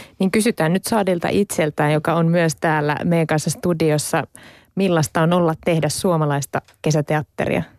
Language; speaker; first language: Finnish; native; Finnish